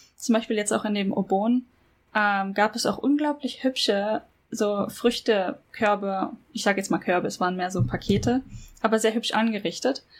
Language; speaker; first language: German; native; German